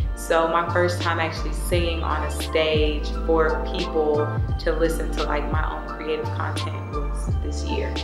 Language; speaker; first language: English; native; English